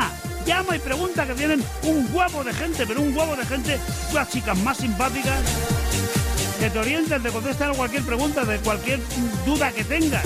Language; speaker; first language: Spanish; native; Spanish